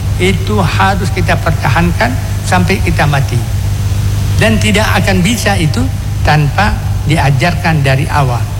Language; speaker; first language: Indonesian; non-native, local second language; Achinese